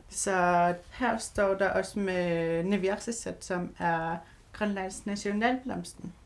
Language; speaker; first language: Danish; non-native, local second language; Kalaallisut